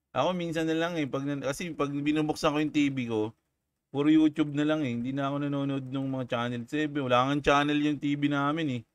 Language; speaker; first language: Filipino; native; Filipino